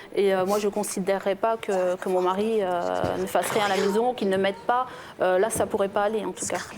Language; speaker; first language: French; native; French